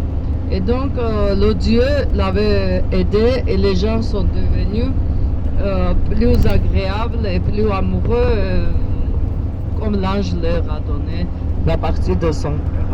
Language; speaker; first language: French; non-native, fluent; Georgian